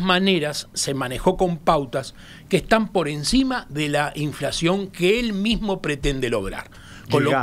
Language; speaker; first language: Spanish; native; Spanish